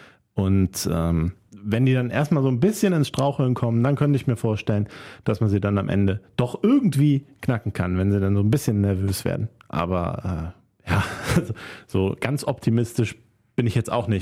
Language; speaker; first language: German; native; German